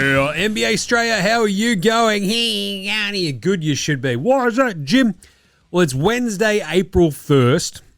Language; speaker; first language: English; native; English